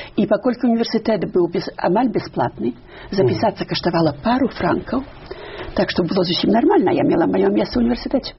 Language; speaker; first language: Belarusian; early bilingual, heritage; Belarusian